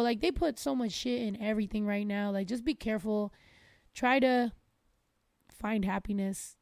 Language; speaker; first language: English; early bilingual, other home language; Spanish